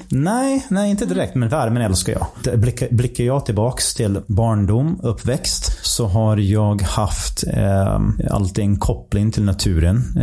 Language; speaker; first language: Swedish; non-native, fluent; English